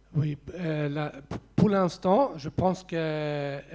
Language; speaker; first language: French; non-native, fluent; Swedish